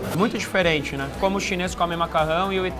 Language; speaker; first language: Portuguese; native; Portuguese